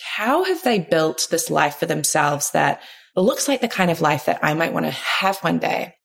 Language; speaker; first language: English; native; English